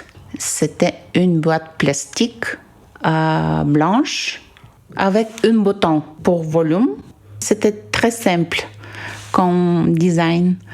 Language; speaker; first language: French; non-native, fluent; Bulgarian